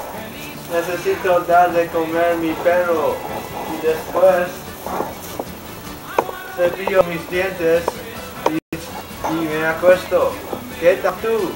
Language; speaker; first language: Spanish; non-native, learner; English